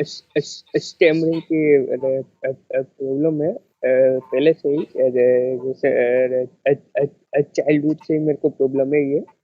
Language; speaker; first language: Hindi; non-native, local second language; Gujarati